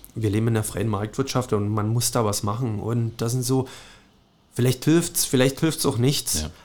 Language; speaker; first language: German; native; German